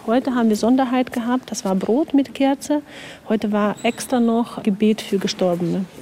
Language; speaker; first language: German; non-native, fluent; Ukrainian